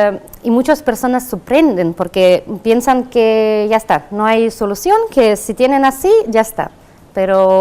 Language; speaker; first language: Spanish; non-native, fluent; Russian